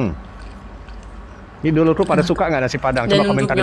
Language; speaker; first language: Indonesian; native; Indonesian